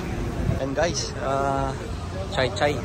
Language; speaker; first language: English; non-native, learner; Filipino